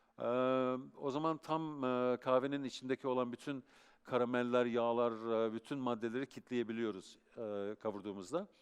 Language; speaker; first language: Turkish; early bilingual, heritage; Turkish